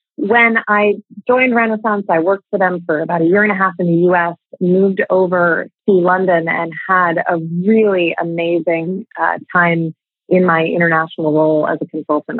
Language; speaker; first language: English; native; English